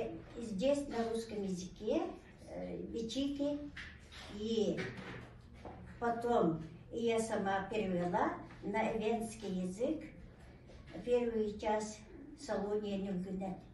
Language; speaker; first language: Russian; non-native, local second language; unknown